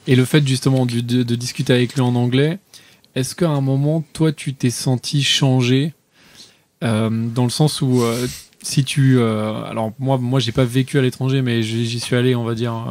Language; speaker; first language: French; native; French